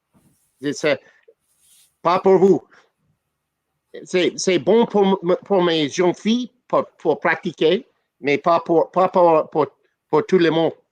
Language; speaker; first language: French; non-native, local second language; English